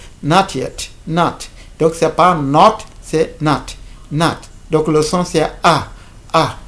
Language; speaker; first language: French; non-native, local second language; Fula